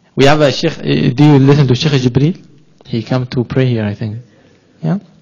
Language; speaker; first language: English; non-native, learner; Arabic